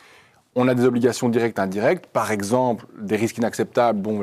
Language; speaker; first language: French; native; French